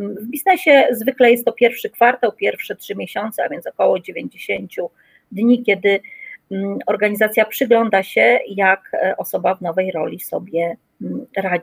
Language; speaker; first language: Polish; native; Polish